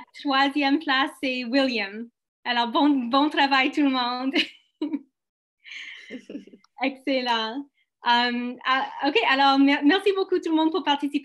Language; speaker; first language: French; non-native, local second language; English